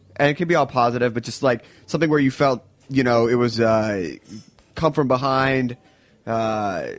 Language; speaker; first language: English; native; English